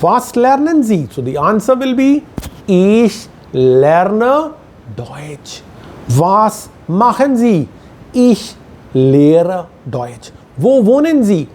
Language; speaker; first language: German; non-native, fluent; Hindi